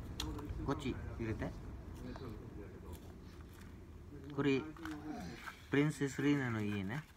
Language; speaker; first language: Japanese; non-native, learner; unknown